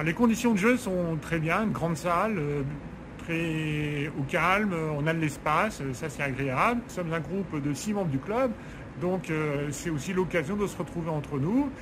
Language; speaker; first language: French; native; French